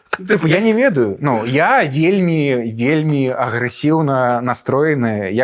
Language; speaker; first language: Belarusian; non-native, local second language; Russian